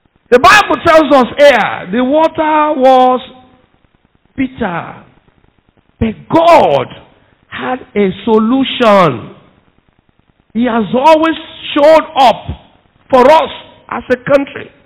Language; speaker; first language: English; non-native, local second language; Yoruba